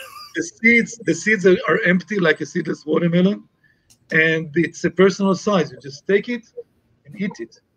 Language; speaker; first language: English; non-native, fluent; Hebrew